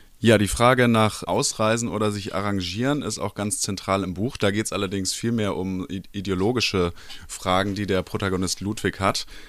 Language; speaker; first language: German; native; German